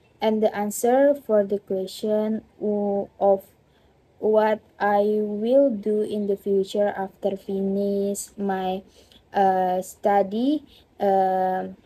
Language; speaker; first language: English; non-native, learner; Indonesian